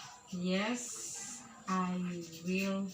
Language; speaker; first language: English; non-native, learner; Indonesian